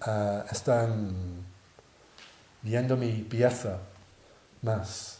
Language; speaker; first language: Spanish; non-native, learner; English